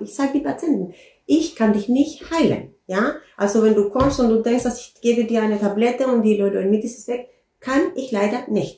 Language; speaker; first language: German; non-native, fluent; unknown